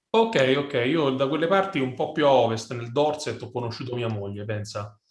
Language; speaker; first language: Italian; native; Italian